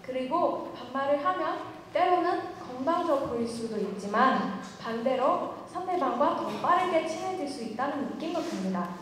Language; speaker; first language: Korean; non-native, fluent; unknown